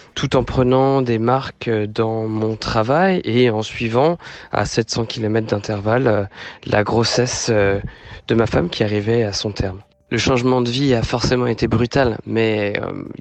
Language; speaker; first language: French; native; French